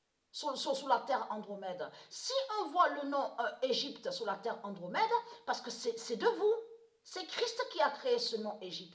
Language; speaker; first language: French; native; French